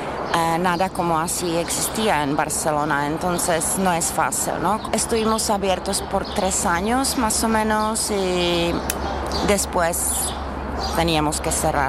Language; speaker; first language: Spanish; non-native, learner; Czech